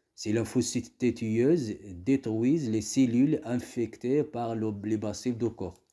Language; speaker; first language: French; non-native, local second language; Arabic